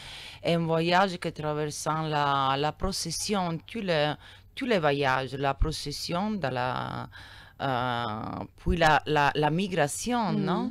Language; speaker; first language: French; non-native, learner; Italian